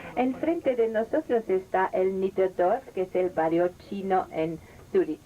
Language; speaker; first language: Spanish; non-native, fluent; German